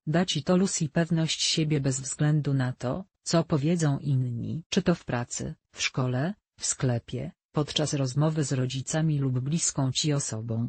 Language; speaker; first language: Polish; native; Polish